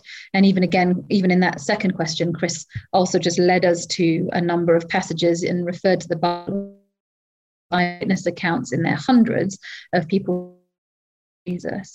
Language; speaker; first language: English; native; English